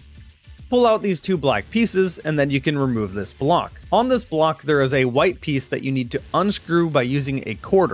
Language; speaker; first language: English; native; English